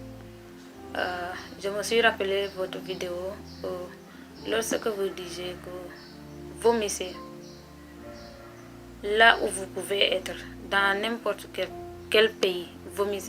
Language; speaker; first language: French; non-native, local second language; Wolof